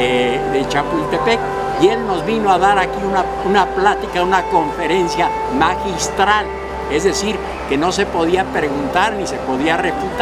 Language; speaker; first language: Spanish; native; Spanish